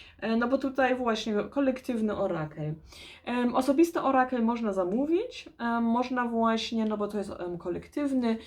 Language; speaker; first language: Polish; early bilingual, heritage; Polish